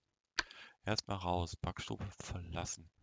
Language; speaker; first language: German; native; German